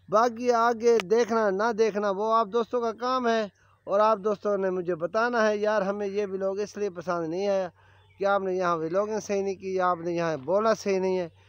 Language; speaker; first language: Urdu; non-native, local second language; Saraiki